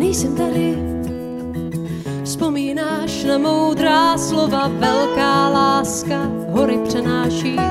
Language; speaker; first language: Czech; native; Czech